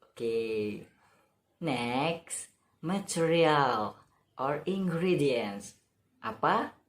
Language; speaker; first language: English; non-native, learner; Indonesian